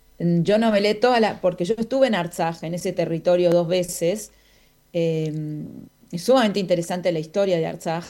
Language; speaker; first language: Spanish; native; Spanish